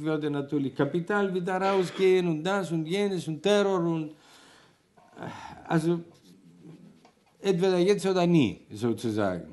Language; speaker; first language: German; non-native, fluent; Greek